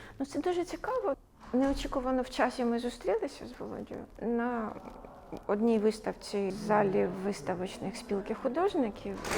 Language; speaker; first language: Ukrainian; native; Ukrainian